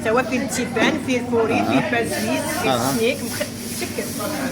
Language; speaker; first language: Arabic; native; Arabic